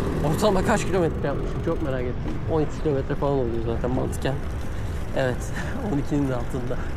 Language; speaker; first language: Turkish; native; Turkish